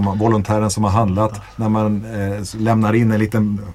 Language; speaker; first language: Swedish; native; Swedish